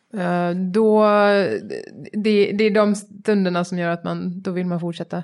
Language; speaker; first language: Swedish; native; Swedish